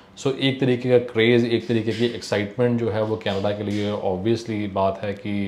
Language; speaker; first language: Hindi; non-native, local second language; Punjabi